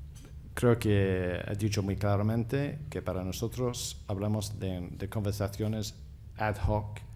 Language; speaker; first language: Spanish; non-native, fluent; English